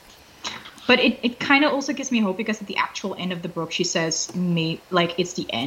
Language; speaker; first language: English; non-native, fluent; Dutch